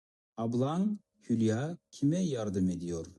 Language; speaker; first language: Turkish; non-native, fluent; Kazakh